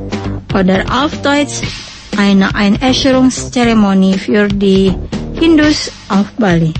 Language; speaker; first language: German; non-native, local second language; Indonesian